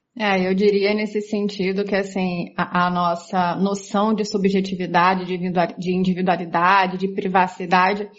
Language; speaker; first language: Portuguese; native; Portuguese